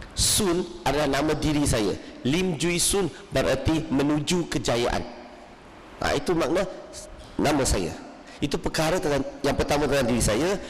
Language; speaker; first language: Malay; non-native, local second language; Min Nan Chinese